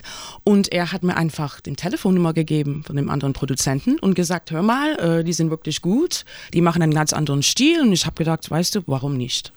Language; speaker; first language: German; non-native, fluent; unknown